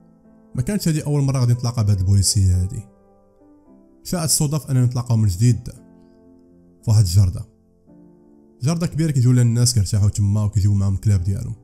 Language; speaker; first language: Arabic; native; Arabic